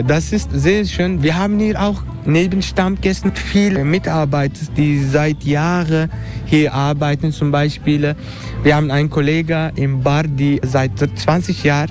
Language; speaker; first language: German; non-native, learner; Turkish